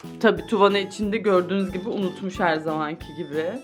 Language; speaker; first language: Turkish; native; Turkish